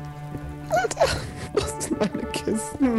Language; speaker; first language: German; native; German